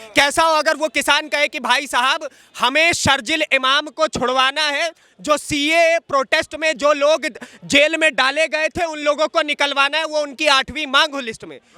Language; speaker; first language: Hindi; native; Hindi